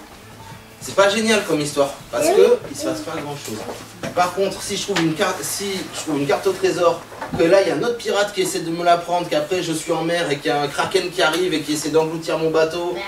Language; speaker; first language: French; native; French